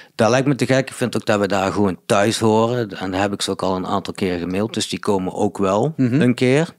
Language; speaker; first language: Dutch; native; Dutch